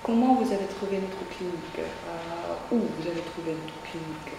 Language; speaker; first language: French; non-native, fluent; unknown